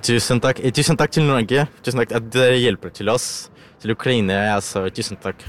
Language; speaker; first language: Norwegian; non-native, learner; Ukrainian